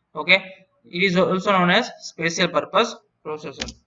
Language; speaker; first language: English; non-native, local second language; Gujarati